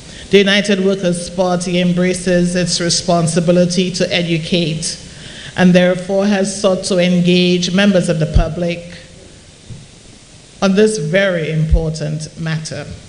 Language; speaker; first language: English; non-native, local second language; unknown